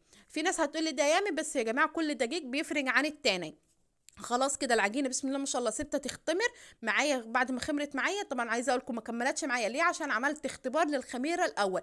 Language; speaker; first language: Arabic; native; Arabic